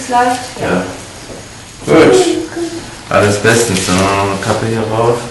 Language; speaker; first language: German; native; German